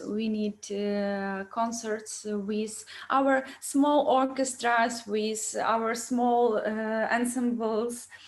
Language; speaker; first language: English; non-native, learner; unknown